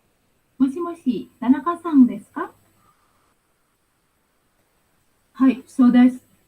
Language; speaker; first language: Japanese; non-native, fluent; Indonesian